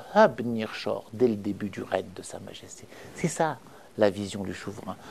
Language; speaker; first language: French; non-native, local second language; Arabic